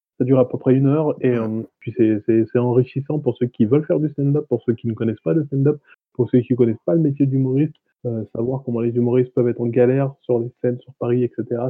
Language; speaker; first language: French; early bilingual, other home language; Wolof